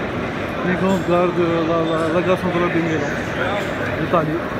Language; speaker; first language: French; non-native, local second language; Arabic